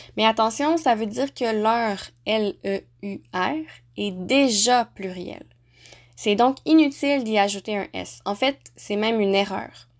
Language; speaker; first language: French; native; French